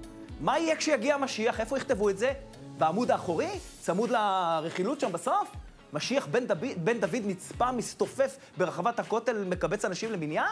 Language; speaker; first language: Hebrew; native; Hebrew